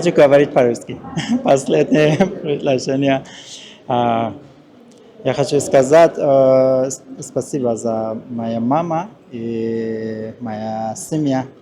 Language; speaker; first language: Russian; non-native, learner; Persian